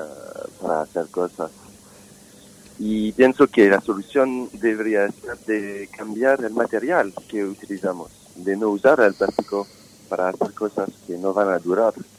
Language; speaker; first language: Spanish; non-native, fluent; French